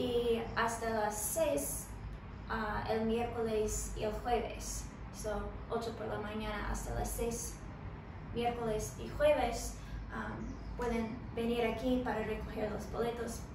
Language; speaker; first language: Spanish; non-native, learner; English